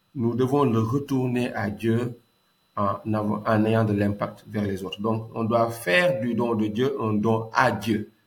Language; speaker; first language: French; non-native, local second language; Wolof